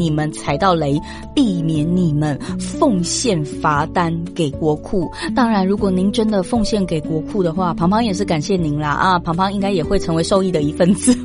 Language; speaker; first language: Chinese; native; Chinese